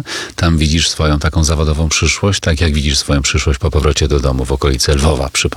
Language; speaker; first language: Polish; native; Polish